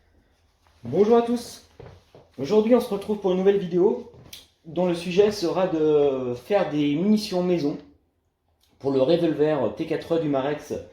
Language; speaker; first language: French; native; French